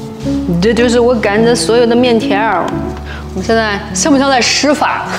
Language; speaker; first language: Chinese; native; Chinese